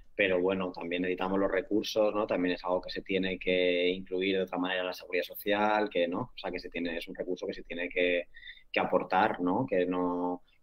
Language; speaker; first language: Spanish; native; Spanish